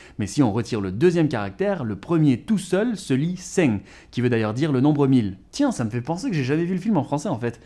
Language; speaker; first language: French; native; French